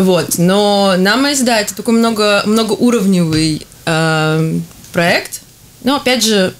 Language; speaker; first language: Russian; native; Russian